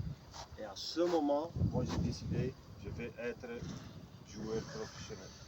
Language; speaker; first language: French; non-native, fluent; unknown